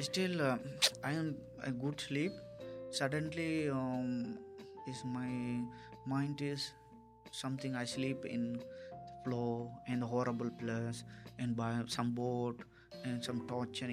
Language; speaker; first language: English; non-native, local second language; Tamil